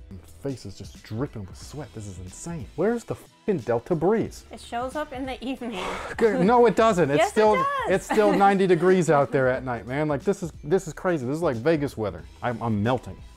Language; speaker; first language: English; native; English